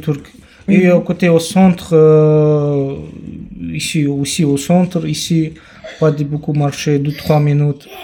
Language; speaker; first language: French; non-native, learner; Romanian